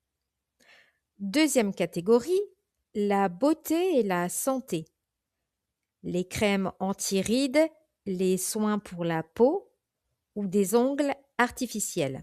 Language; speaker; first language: French; native; French